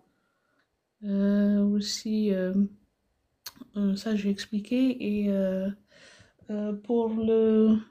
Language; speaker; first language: French; non-native, fluent; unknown